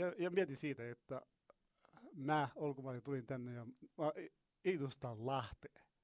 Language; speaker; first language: Finnish; non-native, learner; Arabic